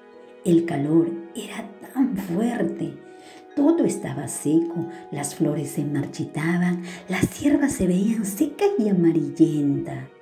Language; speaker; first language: Spanish; native; Spanish